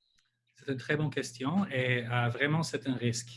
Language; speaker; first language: French; non-native, local second language; English